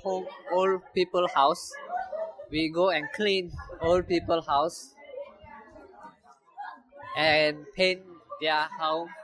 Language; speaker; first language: English; non-native, fluent; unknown